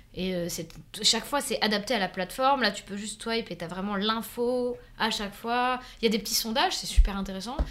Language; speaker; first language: French; native; French